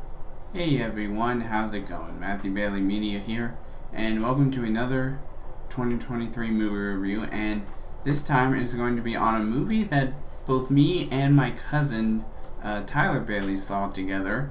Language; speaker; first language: English; native; English